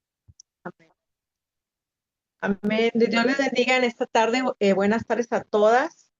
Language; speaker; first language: Spanish; native; Spanish